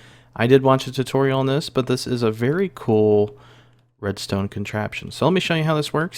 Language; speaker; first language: English; native; English